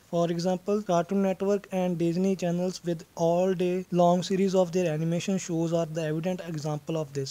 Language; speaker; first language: English; non-native, local second language; Punjabi